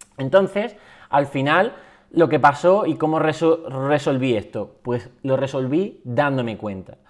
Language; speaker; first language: Spanish; native; Spanish